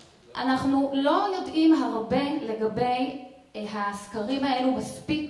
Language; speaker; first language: Hebrew; native; Hebrew